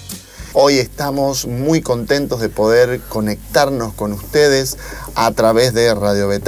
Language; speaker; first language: Spanish; native; Spanish